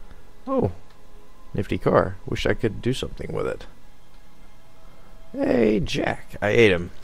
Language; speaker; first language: English; native; English